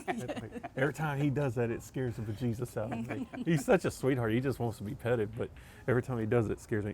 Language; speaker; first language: English; native; English